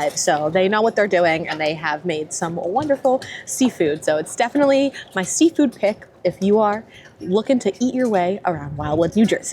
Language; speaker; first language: English; native; English